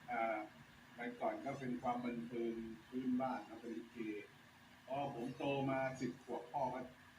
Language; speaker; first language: Thai; native; Thai